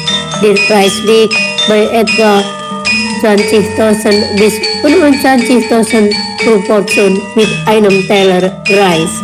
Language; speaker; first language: German; non-native, fluent; Indonesian